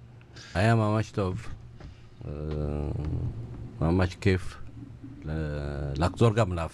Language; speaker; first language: Hebrew; non-native, learner; Amharic